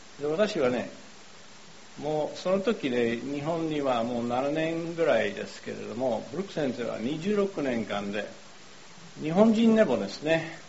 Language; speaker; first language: Japanese; non-native, fluent; English